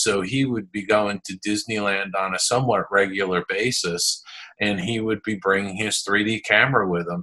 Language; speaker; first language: English; native; English